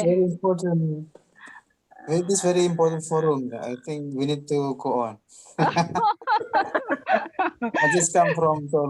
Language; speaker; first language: English; non-native, learner; Indonesian